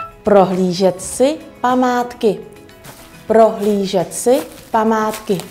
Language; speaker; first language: Czech; early bilingual, other home language; Vietnamese